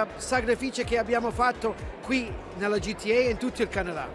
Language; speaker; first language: Italian; early bilingual, heritage; English